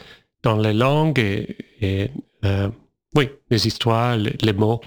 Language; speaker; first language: French; non-native, fluent; English